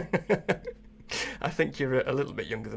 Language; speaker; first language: English; native; English